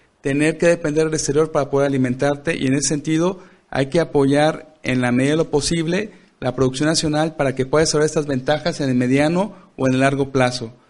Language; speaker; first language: Spanish; native; Spanish